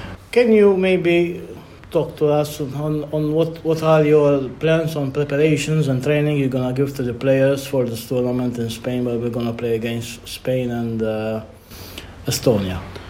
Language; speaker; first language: English; non-native, local second language; Maltese